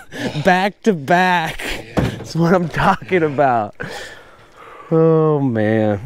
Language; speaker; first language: English; native; English